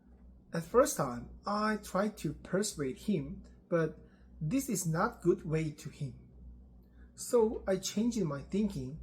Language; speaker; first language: English; non-native, learner; Korean